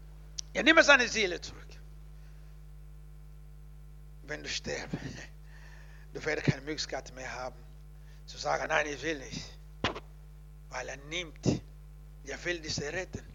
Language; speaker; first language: German; non-native, learner; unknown